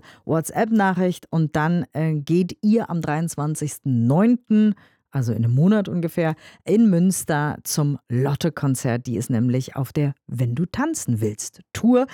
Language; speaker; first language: German; native; German